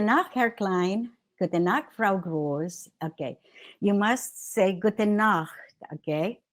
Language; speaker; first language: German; non-native, fluent; Filipino